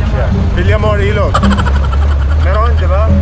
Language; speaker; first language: Filipino; non-native, learner; Arabic